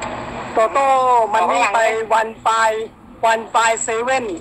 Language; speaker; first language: English; non-native, learner; Thai